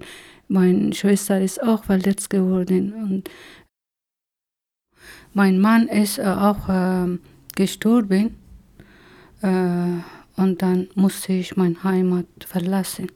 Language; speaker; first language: German; non-native, learner; Persian